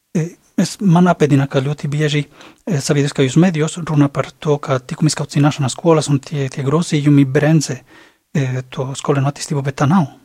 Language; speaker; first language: Latvian; non-native, fluent; Spanish